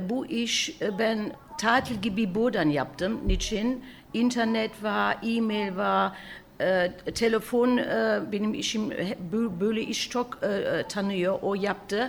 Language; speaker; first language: Turkish; early bilingual, heritage; German